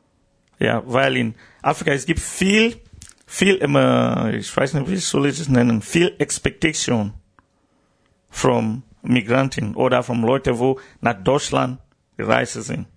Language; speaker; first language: German; non-native, learner; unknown